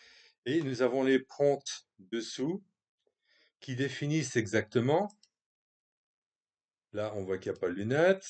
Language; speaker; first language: French; native; French